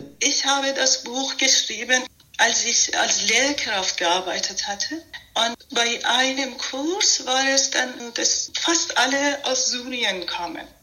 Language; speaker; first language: German; non-native, fluent; Persian